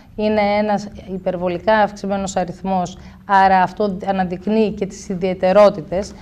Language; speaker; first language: Greek; native; Greek